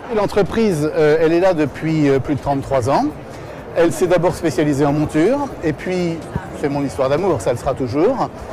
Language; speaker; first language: French; native; French